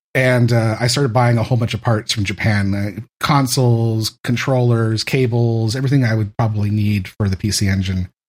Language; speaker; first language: English; native; English